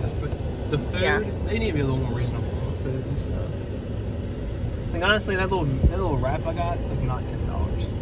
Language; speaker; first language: English; native; English